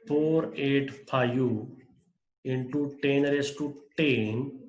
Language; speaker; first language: English; non-native, local second language; Marathi